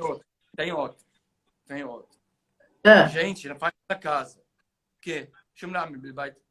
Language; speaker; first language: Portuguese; non-native, learner; Arabic